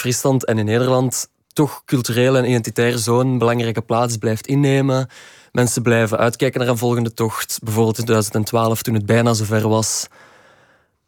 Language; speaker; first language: Dutch; native; Dutch